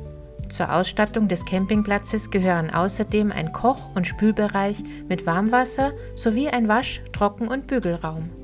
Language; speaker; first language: German; native; German